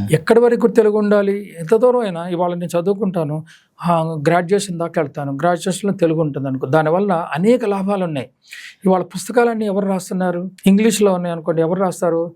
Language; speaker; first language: Telugu; native; Telugu